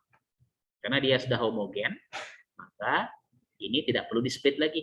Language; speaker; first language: Indonesian; native; Indonesian